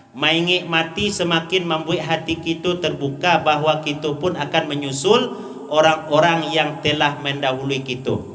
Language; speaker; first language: Malay; non-native, local second language; Minangkabau